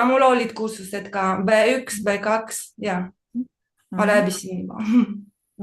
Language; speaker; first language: Estonian; non-native, learner; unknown